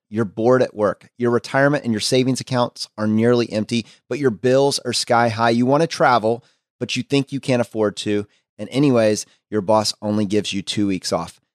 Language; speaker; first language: English; native; English